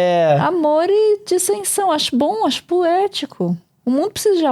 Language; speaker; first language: Portuguese; native; Portuguese